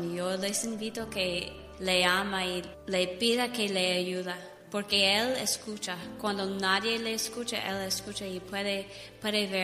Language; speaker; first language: Spanish; non-native, learner; English